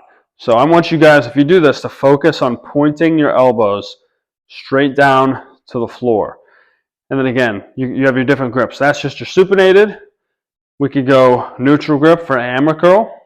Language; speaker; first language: English; native; English